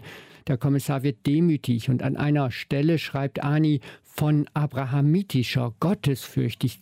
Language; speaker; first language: German; native; German